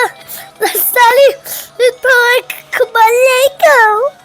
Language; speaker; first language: Hebrew; early bilingual, heritage; Hebrew